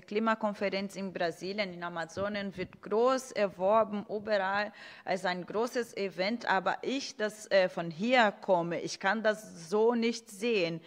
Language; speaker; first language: German; non-native, fluent; Portuguese